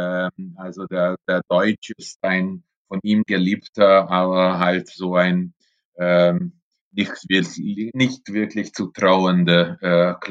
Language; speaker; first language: German; non-native, fluent; Hungarian